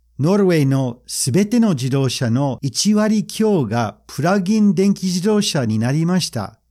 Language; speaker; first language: Japanese; non-native, fluent; English